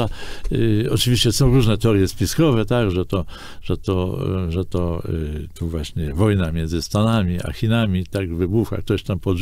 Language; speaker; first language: Polish; native; Polish